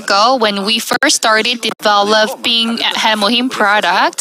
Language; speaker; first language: English; non-native, fluent; Korean